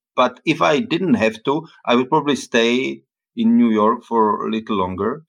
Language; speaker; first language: English; non-native, fluent; Czech